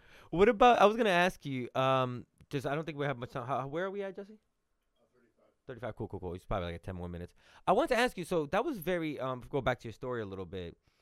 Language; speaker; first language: English; early bilingual, other home language; Spanish